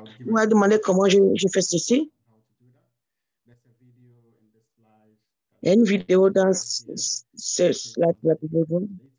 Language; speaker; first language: French; non-native, learner; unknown